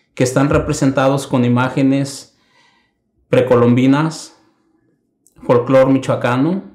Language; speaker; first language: Spanish; native; Spanish